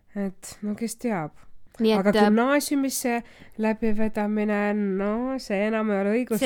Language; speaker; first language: Estonian; non-native, local second language; Russian